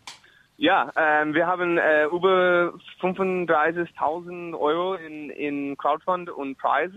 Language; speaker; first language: German; non-native, fluent; English